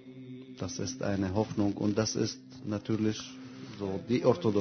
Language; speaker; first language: German; non-native, fluent; Arabic